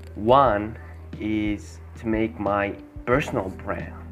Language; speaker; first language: English; non-native, fluent; Arabic